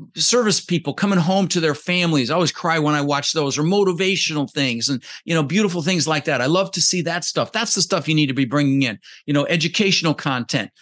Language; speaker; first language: English; early bilingual, other home language; Dutch